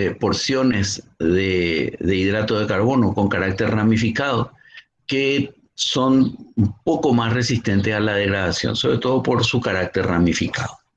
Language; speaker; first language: Spanish; native; Spanish